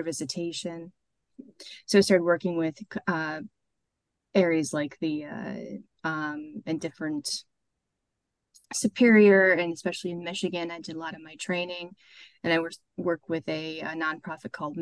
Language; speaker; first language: English; native; English